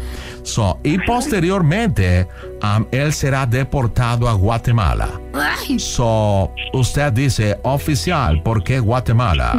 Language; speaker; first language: Spanish; non-native, local second language; English